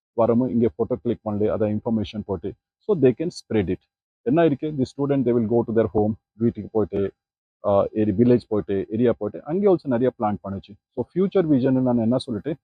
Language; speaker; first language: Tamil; non-native, learner; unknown